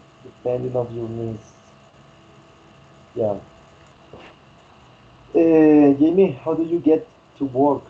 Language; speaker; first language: English; non-native, learner; Spanish